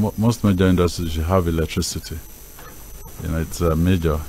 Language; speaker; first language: English; non-native, local second language; Yoruba